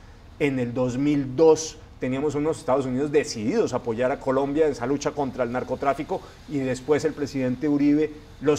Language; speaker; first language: Spanish; native; Spanish